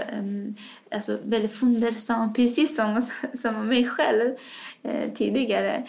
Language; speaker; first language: Swedish; non-native, fluent; Persian